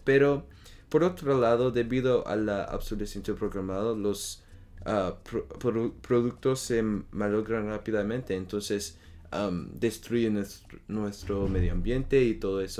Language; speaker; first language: Spanish; non-native, learner; French